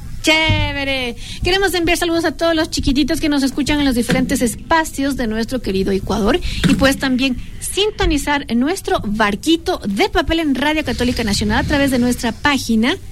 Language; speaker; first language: Spanish; native; Spanish